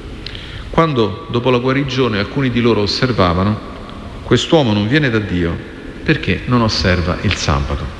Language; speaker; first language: Italian; native; Italian